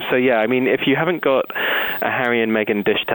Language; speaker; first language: English; native; English